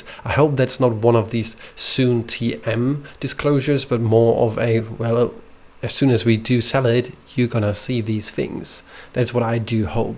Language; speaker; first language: English; non-native, fluent; German